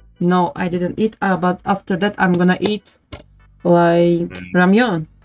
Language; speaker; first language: English; non-native, learner; Turkish